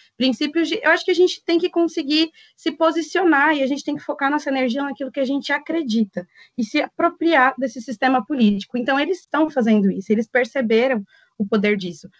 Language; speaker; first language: Portuguese; native; Portuguese